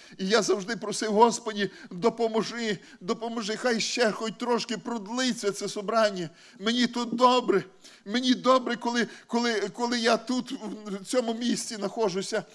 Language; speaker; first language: Ukrainian; native; Ukrainian